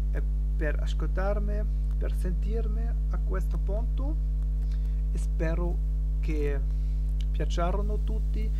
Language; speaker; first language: Italian; non-native, learner; German